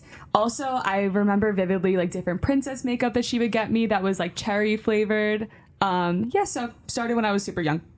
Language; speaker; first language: English; native; English